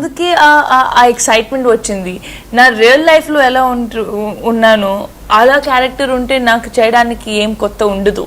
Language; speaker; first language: Telugu; non-native, fluent; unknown